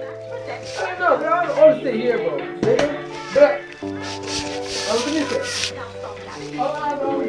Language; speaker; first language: English; non-native, learner; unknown